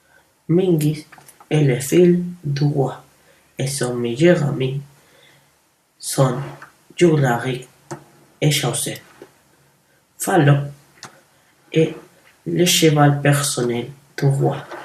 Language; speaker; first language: French; non-native, learner; Spanish